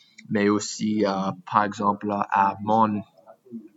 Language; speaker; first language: French; non-native, learner; English